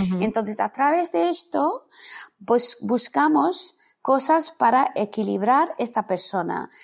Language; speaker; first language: Spanish; non-native, fluent; English